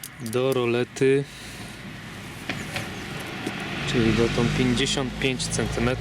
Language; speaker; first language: Polish; native; Polish